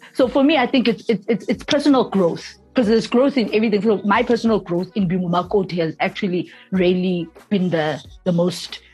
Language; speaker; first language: English; non-native, local second language; Zulu